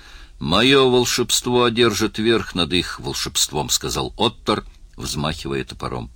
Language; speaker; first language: Russian; native; Russian